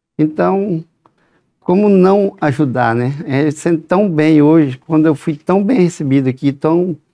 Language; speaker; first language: Portuguese; native; Portuguese